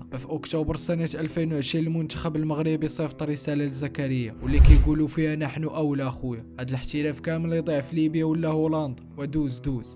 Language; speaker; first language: Arabic; native; Arabic